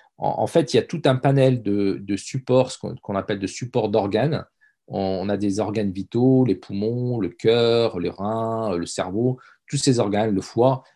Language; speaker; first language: French; early bilingual, other home language; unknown